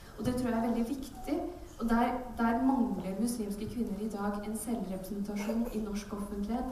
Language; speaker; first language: Norwegian; early bilingual, other home language; Urdu